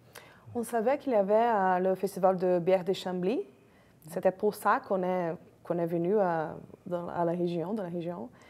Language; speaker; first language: French; non-native, fluent; Portuguese